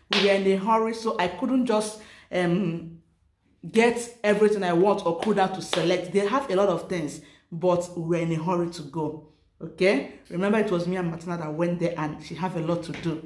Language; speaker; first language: English; non-native, local second language; Igbo